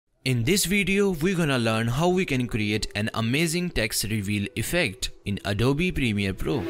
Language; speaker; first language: English; non-native, fluent; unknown